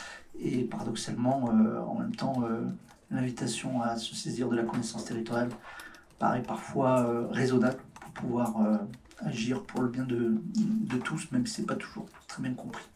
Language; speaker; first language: French; native; French